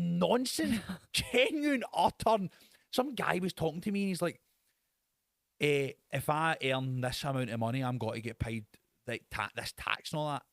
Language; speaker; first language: English; native; English